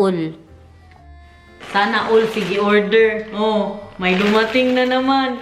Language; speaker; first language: Filipino; non-native, local second language; Cebuano